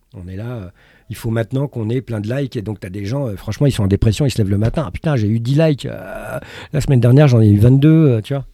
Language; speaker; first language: French; early bilingual, other home language; Arabic